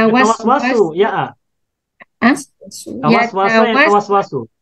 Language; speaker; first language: Arabic; non-native, fluent; Indonesian